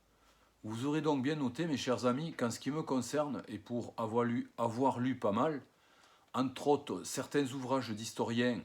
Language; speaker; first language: French; native; French